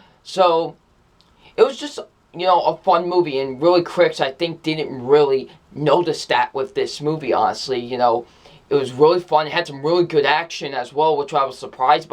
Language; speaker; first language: English; native; English